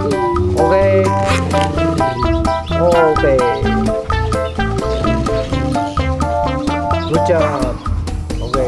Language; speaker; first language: English; non-native, learner; Vietnamese